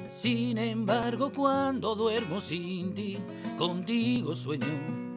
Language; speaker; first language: Spanish; native; Spanish